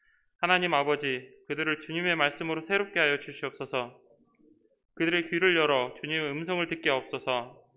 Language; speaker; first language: Korean; native; Korean